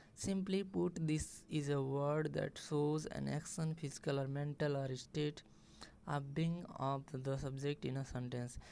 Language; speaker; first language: English; non-native, local second language; Nepali